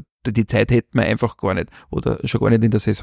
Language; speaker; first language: German; native; German